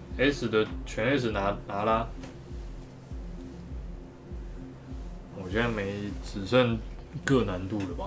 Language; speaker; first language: Chinese; native; Chinese